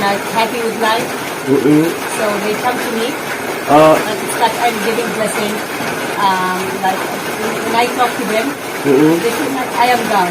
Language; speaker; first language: English; non-native, fluent; Arabic